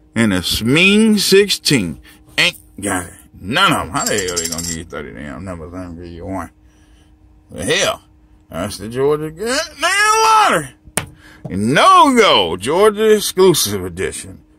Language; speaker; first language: English; native; English